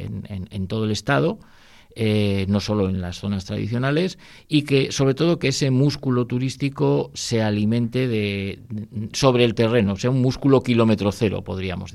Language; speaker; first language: Spanish; native; Spanish